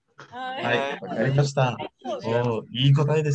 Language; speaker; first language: Japanese; non-native, learner; Spanish